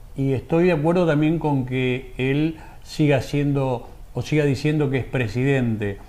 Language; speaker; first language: Spanish; native; Spanish